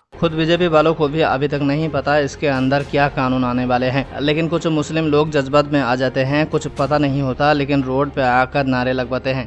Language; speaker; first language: Hindi; non-native, local second language; Bangla